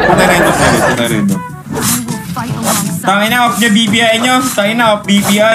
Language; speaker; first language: Filipino; native; Filipino